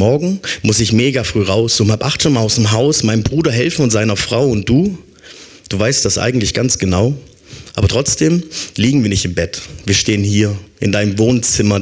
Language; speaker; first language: German; native; German